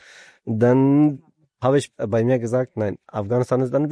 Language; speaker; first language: German; non-native, learner; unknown